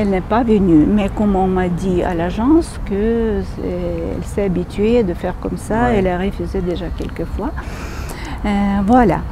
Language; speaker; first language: French; non-native, fluent; Ukrainian